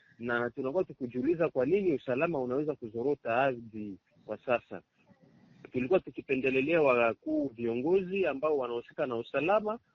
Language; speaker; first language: Swahili; native; Swahili